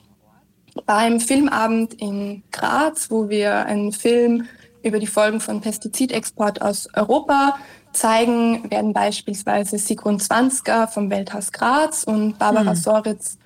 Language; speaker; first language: German; native; German